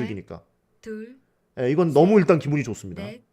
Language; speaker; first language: Korean; native; Korean